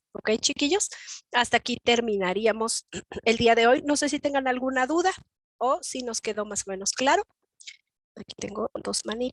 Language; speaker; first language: Spanish; native; Spanish